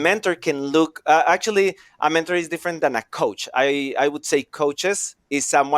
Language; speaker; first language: English; non-native, fluent; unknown